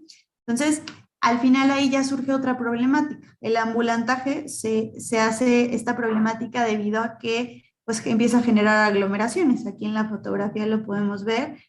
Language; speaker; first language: Spanish; native; Spanish